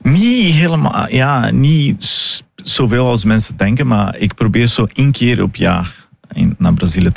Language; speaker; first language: Dutch; early bilingual, heritage; Portuguese